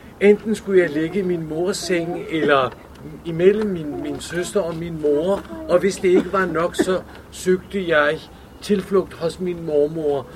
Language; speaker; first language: Danish; early bilingual, other home language; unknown